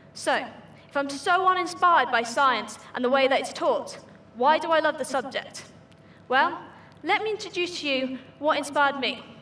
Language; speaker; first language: English; native; English